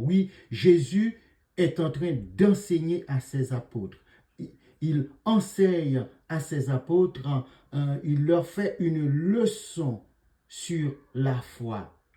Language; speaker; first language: French; native; French